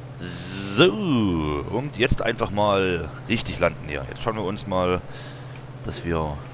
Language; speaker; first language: German; native; German